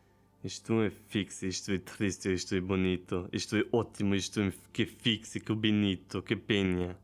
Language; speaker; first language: Portuguese; non-native, learner; German